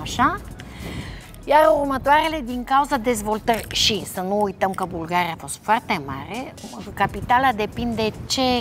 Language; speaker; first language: Romanian; non-native, fluent; Bulgarian